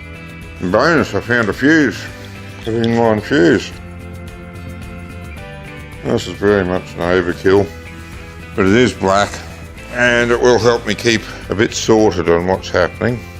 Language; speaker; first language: English; native; English